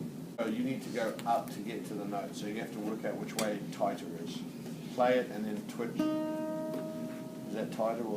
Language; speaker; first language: English; native; English